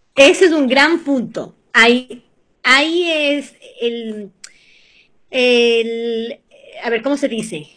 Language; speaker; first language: Spanish; early bilingual, heritage; Spanish